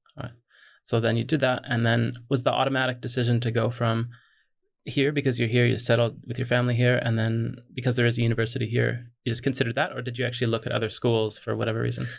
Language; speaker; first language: English; native; English